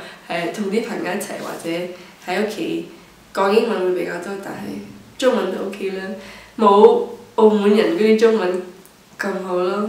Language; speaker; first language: Cantonese; non-native, local second language; English